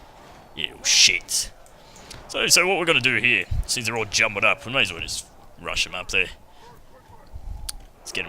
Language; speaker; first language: English; native; English